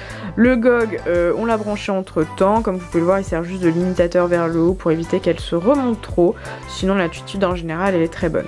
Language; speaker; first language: French; native; French